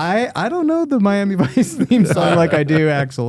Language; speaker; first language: English; native; English